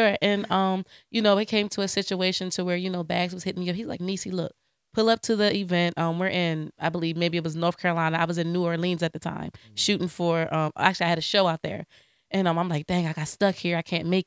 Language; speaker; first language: English; native; English